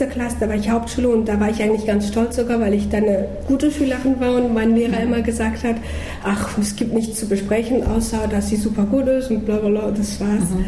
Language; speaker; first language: German; early bilingual, other home language; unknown